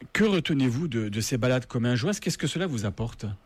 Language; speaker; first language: French; native; French